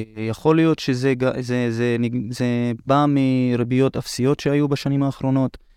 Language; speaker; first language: Hebrew; non-native, local second language; Arabic